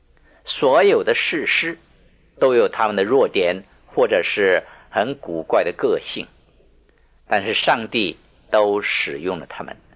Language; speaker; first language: Chinese; native; Chinese